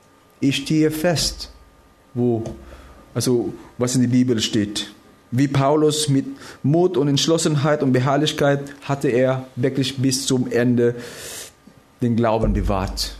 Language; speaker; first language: German; non-native, fluent; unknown